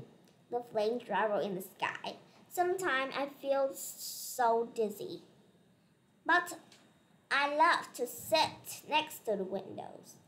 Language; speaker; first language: English; non-native, learner; Vietnamese